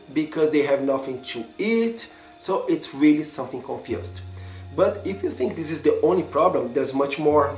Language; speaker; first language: English; non-native, fluent; Portuguese